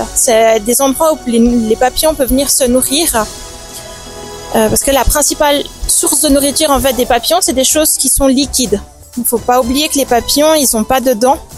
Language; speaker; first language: French; native; French